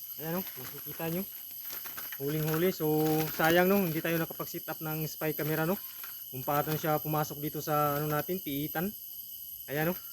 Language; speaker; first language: Filipino; non-native, local second language; Cebuano